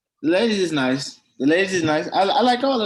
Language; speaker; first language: English; native; English